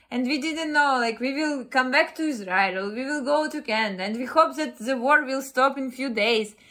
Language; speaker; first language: English; non-native, fluent; Ukrainian